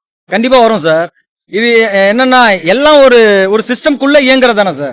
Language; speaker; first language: Tamil; native; Tamil